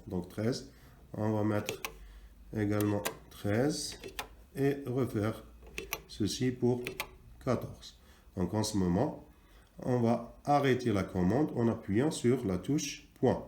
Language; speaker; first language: French; non-native, local second language; Arabic